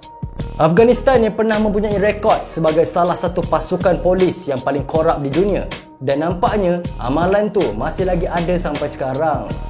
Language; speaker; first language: Malay; native; Malay